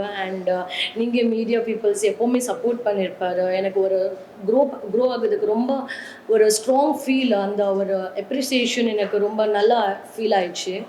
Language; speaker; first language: Tamil; non-native, learner; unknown